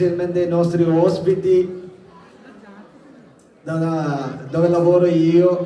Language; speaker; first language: Italian; non-native, learner; Malayalam